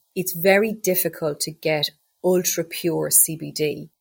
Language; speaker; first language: English; native; English